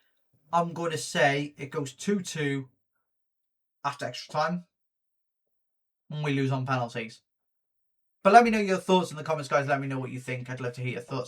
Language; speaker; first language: English; native; English